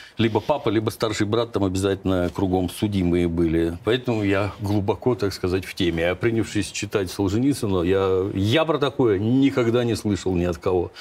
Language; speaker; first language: Russian; native; Russian